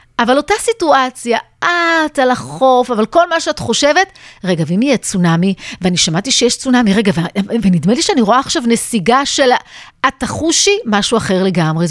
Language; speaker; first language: Hebrew; native; Hebrew